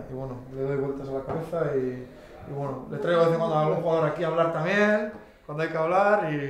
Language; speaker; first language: Spanish; native; Spanish